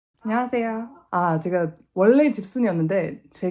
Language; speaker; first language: Korean; non-native, fluent; English